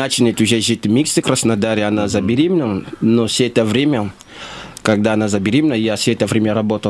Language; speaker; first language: Russian; non-native, learner; Lingala